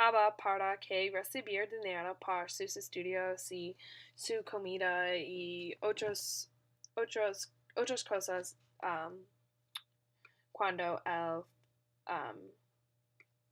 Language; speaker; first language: Spanish; non-native, learner; English